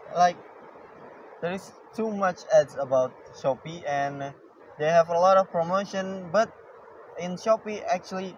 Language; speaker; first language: English; non-native, learner; Indonesian